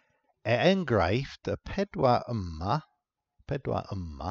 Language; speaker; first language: Welsh; non-native, fluent; English